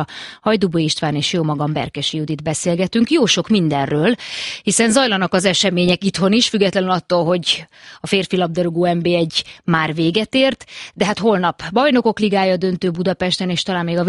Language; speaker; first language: Hungarian; native; Hungarian